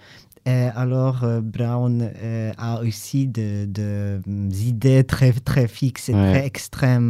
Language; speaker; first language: French; non-native, learner; Polish